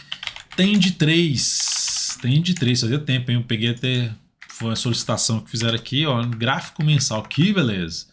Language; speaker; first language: Portuguese; native; Portuguese